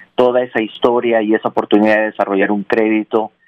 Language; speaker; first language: Spanish; native; Spanish